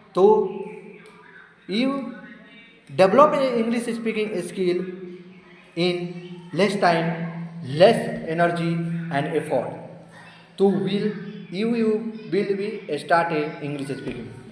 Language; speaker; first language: English; non-native, learner; Hindi